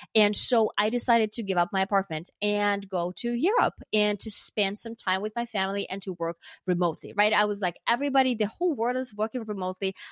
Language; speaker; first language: English; non-native, fluent; Finnish